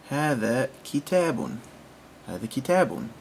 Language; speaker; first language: Arabic; non-native, fluent; English